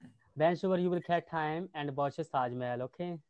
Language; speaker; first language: English; non-native, learner; Hindi